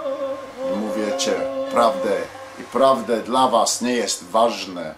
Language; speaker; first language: Polish; early bilingual, heritage; English